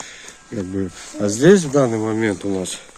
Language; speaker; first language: Russian; native; Russian